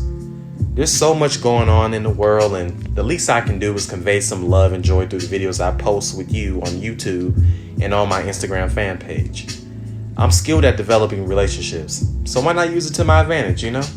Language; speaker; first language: English; native; English